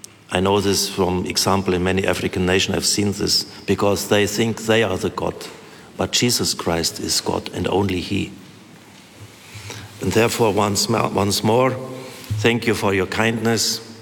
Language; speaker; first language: English; non-native, fluent; German